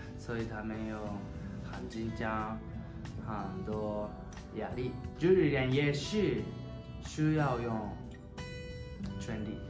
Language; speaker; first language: Chinese; non-native, learner; Japanese